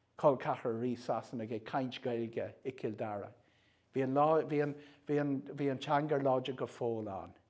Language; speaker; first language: Irish; non-native, local second language; English